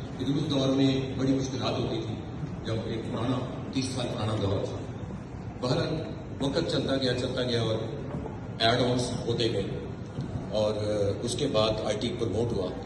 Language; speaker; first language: Urdu; early bilingual, heritage; Urdu